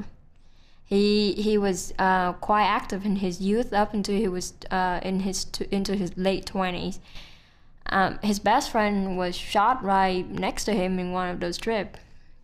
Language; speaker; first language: English; non-native, fluent; Vietnamese